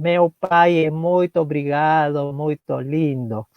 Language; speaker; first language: Portuguese; non-native, learner; Spanish